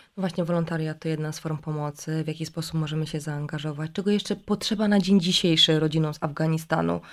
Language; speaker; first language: Polish; native; Polish